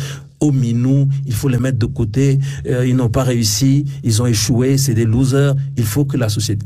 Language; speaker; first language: French; non-native, local second language; Ewe